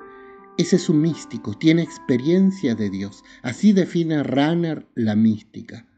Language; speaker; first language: Spanish; native; Spanish